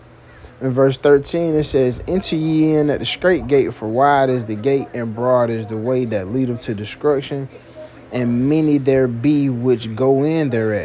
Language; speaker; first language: English; native; English